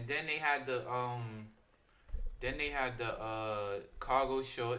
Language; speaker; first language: English; native; English